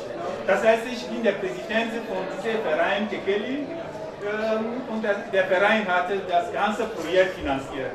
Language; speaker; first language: German; non-native, fluent; Ewe